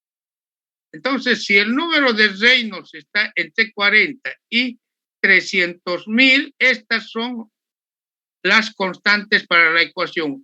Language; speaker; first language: Spanish; native; Spanish